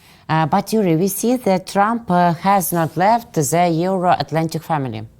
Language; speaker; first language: English; non-native, fluent; Russian